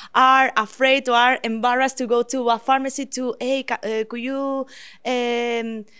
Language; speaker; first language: English; non-native, fluent; Spanish